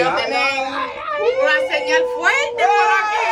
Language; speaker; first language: Spanish; non-native, fluent; English